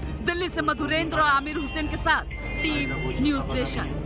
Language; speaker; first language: Hindi; native; Hindi